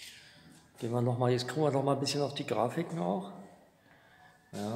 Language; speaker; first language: German; non-native, fluent; Russian